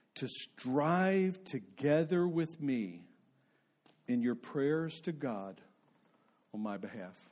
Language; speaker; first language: English; native; English